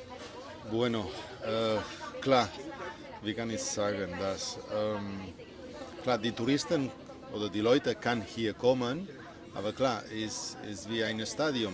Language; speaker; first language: German; non-native, learner; Spanish